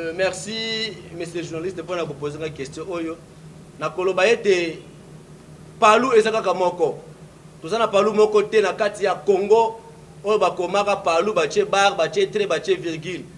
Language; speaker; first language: Lingala; non-native, local second language; Kongo